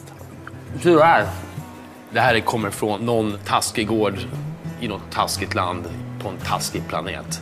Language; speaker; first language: Swedish; native; Swedish